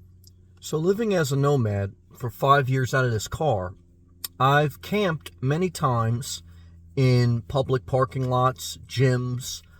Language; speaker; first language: English; native; English